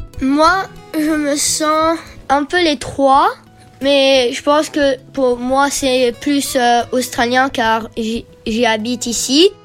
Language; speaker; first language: French; early bilingual, heritage; French